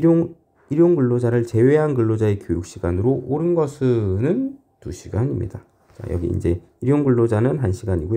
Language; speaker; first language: Korean; native; Korean